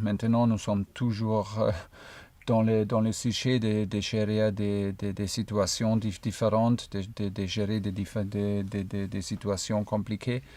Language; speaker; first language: French; non-native, fluent; German